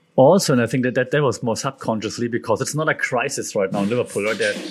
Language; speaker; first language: English; non-native, fluent; German